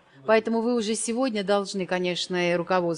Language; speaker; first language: Russian; native; Russian